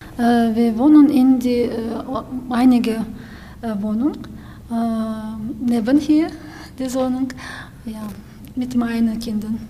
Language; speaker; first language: German; non-native, learner; Ukrainian